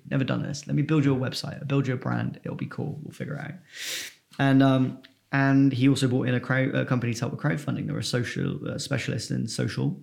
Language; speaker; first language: English; native; English